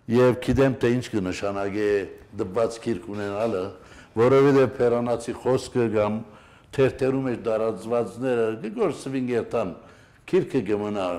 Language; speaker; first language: Armenian; native; Armenian